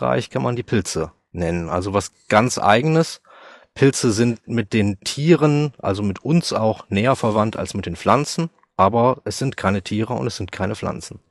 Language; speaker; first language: German; native; German